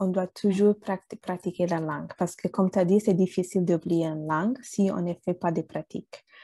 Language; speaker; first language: French; non-native, fluent; Bangla